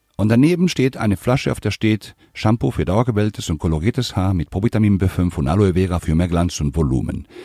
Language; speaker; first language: German; non-native, fluent; Spanish